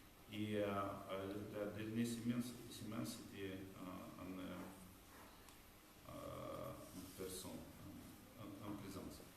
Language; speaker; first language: French; non-native, fluent; Romanian